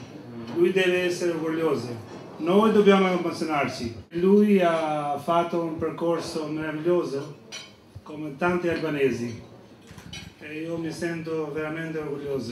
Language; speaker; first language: Italian; non-native, fluent; Albanian